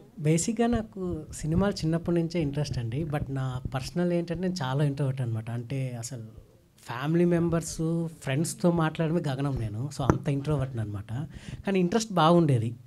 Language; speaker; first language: Telugu; native; Telugu